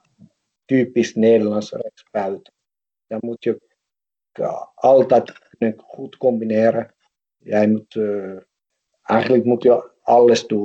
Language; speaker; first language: Dutch; non-native, fluent; Finnish